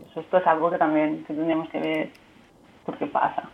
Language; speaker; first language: Spanish; native; Spanish